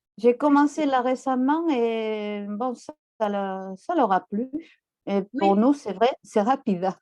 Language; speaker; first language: French; non-native, fluent; Catalan